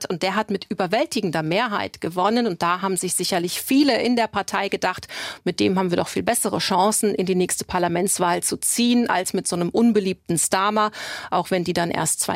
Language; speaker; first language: German; native; German